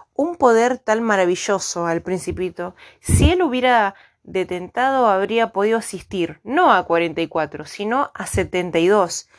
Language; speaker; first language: Spanish; native; Spanish